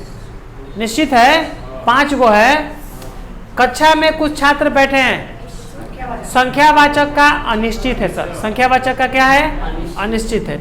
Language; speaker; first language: Hindi; non-native, local second language; Bhojpuri